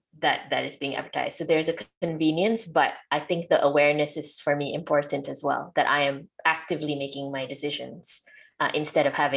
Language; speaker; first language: English; non-native, local second language; Malay